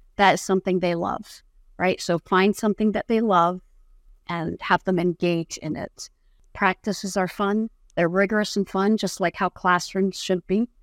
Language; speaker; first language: English; non-native, fluent; Arabic